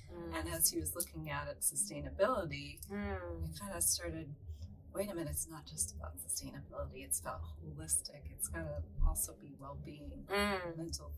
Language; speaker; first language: English; native; English